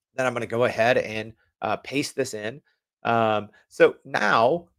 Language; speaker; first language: English; native; English